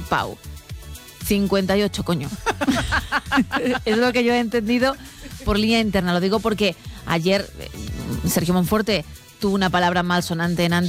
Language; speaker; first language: Spanish; native; Spanish